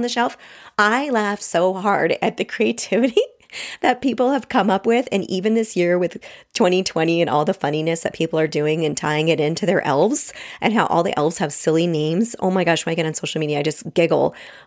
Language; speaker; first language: English; native; English